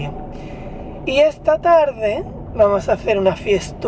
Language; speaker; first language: Spanish; native; Spanish